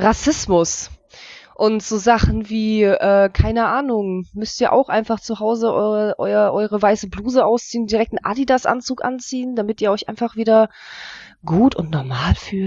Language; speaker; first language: German; early bilingual, other home language; Russian